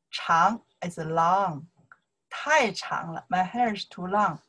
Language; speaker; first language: English; non-native, learner; Chinese